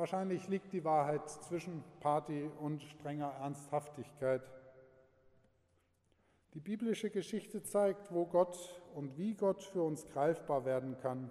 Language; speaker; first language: German; native; German